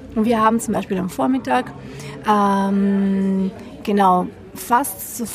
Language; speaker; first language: German; non-native, fluent; Italian